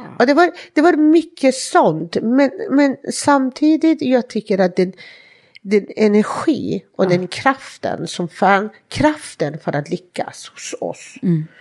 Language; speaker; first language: Swedish; non-native, fluent; Persian